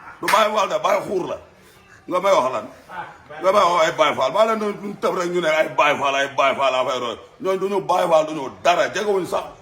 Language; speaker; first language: Wolof; native; Wolof